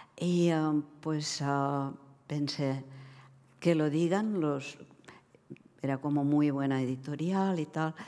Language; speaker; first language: Spanish; non-native, fluent; Czech